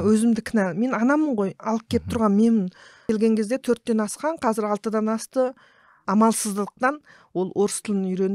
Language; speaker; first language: Kazakh; early bilingual, heritage; Kazakh